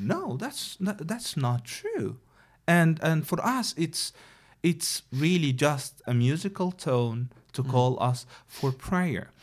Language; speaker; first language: English; non-native, fluent; Arabic